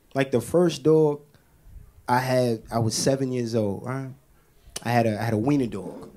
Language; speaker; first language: English; native; English